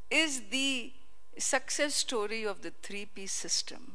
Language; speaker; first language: English; non-native, local second language; Hindi